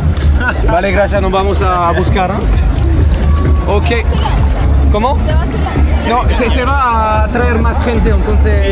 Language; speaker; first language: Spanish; non-native, learner; French